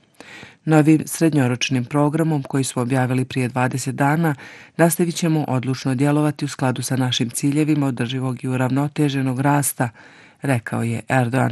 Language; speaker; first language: Serbian; native; Serbian